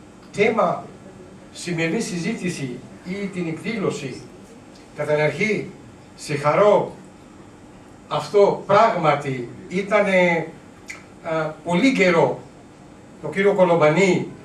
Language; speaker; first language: Greek; non-native, learner; Urdu